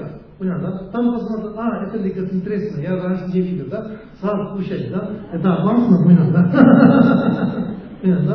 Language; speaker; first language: Russian; non-native, learner; Tibetan